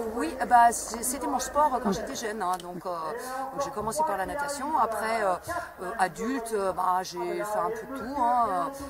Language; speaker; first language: French; non-native, fluent; German